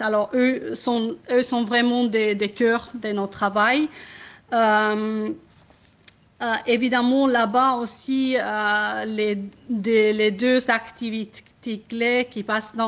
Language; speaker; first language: French; non-native, fluent; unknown